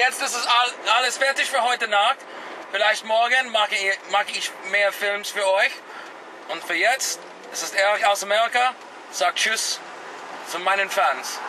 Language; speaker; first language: German; non-native, learner; English